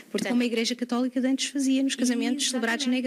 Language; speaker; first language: Portuguese; native; Portuguese